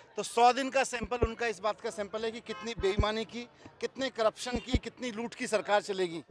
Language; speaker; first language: Hindi; native; Hindi